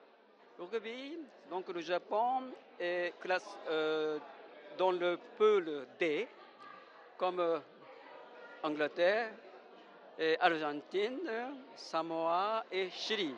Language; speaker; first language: French; non-native, fluent; Japanese